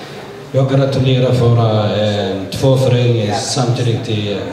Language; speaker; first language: Swedish; non-native, fluent; Somali